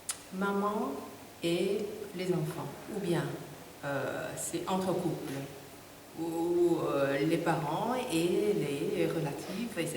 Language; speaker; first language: French; non-native, fluent; Korean